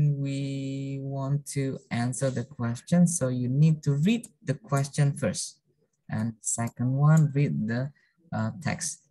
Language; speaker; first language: English; non-native, fluent; Indonesian